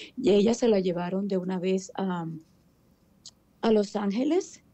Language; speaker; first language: Spanish; native; Spanish